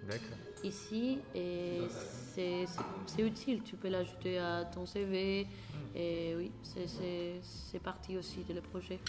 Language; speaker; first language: French; non-native, learner; Spanish